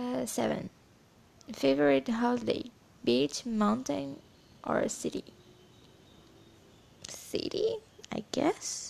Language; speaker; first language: English; non-native, learner; Portuguese